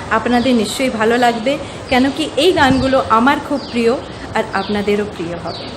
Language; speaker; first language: Bangla; early bilingual, heritage; Bangla